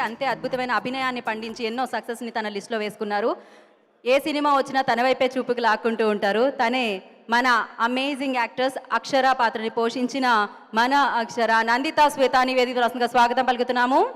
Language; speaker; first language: Telugu; native; Telugu